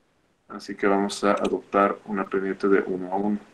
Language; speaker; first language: Spanish; native; Spanish